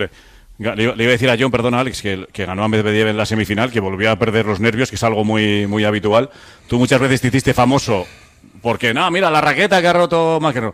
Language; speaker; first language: Spanish; native; Spanish